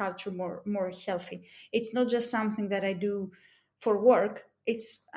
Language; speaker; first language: English; non-native, fluent; Greek